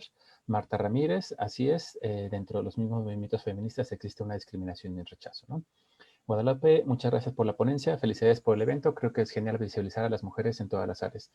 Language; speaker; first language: Spanish; native; Spanish